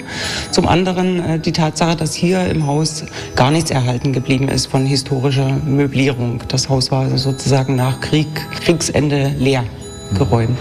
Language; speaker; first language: German; native; German